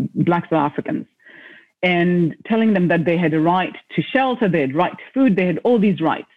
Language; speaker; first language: English; non-native, local second language; Shona